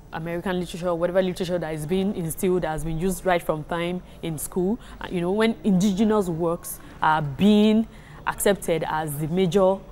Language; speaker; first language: English; non-native, local second language; Yoruba